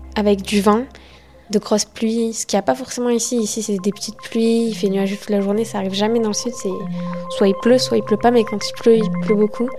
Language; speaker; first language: French; native; French